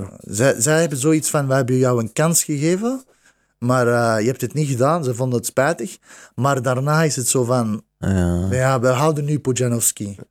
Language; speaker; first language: Dutch; early bilingual, other home language; Bosnian